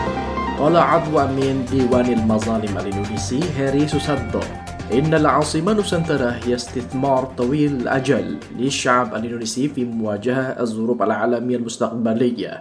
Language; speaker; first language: Arabic; non-native, fluent; Indonesian